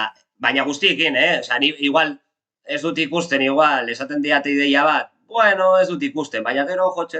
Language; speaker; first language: Basque; non-native, local second language; Spanish